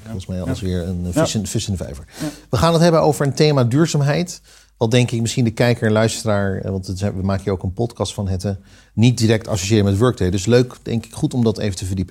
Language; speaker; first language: Dutch; native; Dutch